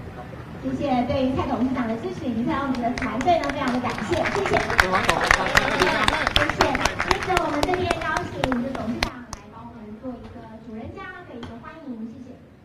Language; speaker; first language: Chinese; native; Chinese